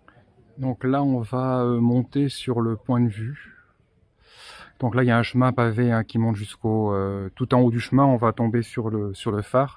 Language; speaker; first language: French; native; French